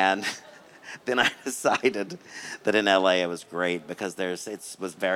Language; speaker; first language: English; native; English